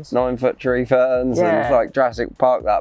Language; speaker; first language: English; native; English